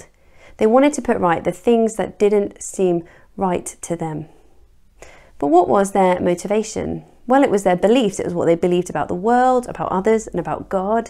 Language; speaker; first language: English; native; English